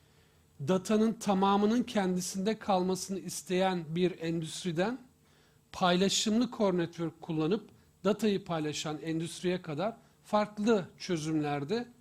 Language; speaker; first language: Turkish; native; Turkish